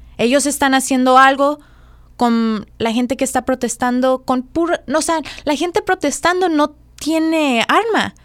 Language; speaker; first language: Spanish; early bilingual, heritage; Spanish